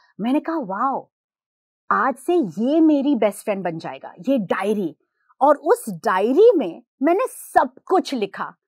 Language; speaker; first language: Hindi; non-native, local second language; Gujarati